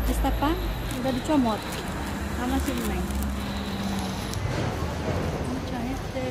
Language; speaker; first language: Spanish; non-native, learner; Indonesian